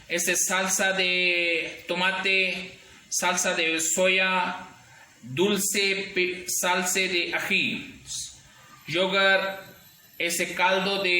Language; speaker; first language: Spanish; non-native, learner; Urdu